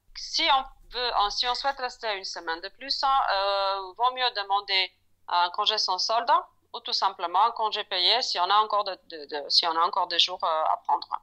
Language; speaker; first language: French; non-native, fluent; Polish